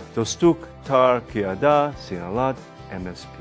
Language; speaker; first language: Kyrgyz; non-native, learner; English